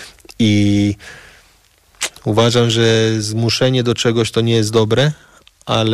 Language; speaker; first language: Polish; early bilingual, heritage; Polish